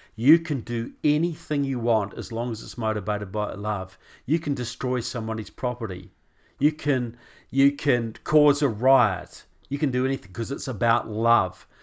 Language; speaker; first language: English; native; English